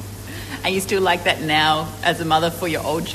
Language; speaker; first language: English; native; English